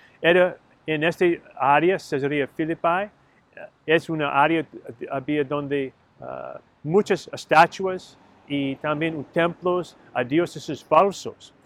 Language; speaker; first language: Spanish; non-native, learner; English